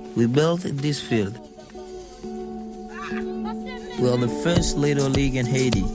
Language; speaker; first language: English; non-native, learner; Haitian Creole